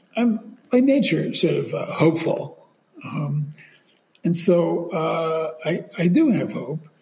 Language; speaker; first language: English; native; English